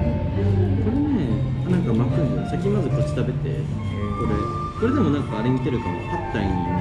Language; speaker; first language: Japanese; non-native, fluent; Thai